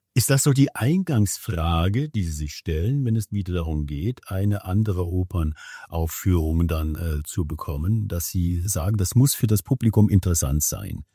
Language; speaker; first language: German; native; German